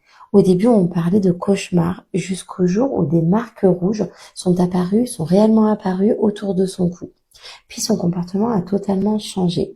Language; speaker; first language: French; native; French